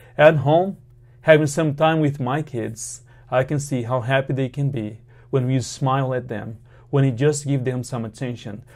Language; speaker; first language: English; non-native, fluent; Portuguese